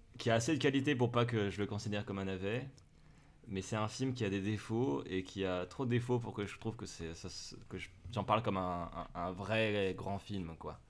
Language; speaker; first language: French; native; French